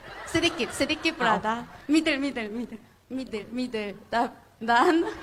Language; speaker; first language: Indonesian; non-native, fluent; Korean